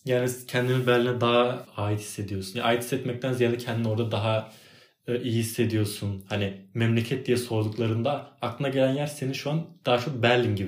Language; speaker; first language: Turkish; native; Turkish